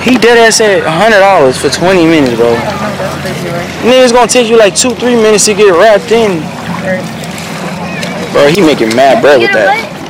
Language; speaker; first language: English; early bilingual, other home language; Spanish